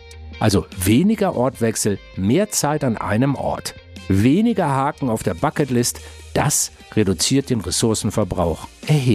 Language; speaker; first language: German; native; German